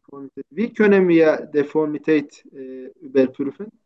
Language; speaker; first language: German; non-native, fluent; Turkish